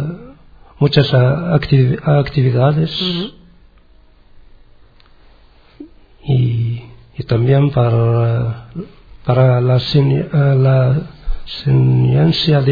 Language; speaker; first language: Spanish; non-native, learner; Arabic